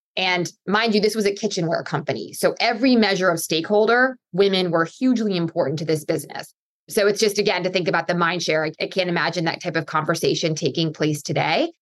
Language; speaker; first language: English; native; English